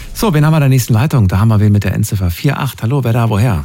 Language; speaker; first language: German; native; German